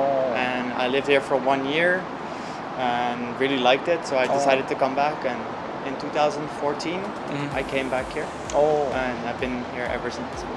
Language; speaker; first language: English; non-native, fluent; Dutch